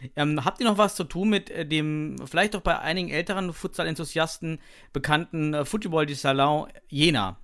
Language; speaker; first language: German; native; German